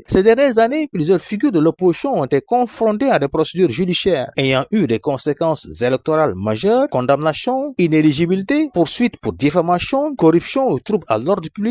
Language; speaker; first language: French; non-native, local second language; Wolof